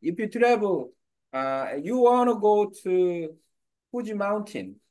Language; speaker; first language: English; non-native, learner; Korean